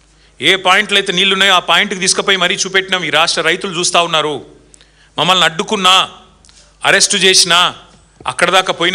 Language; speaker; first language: Telugu; native; Telugu